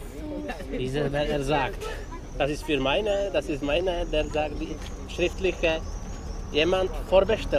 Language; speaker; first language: German; non-native, learner; Czech